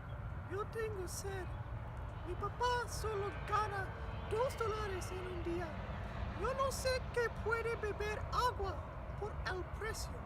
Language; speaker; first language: Spanish; non-native, learner; English